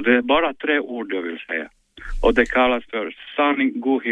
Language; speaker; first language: Swedish; non-native, fluent; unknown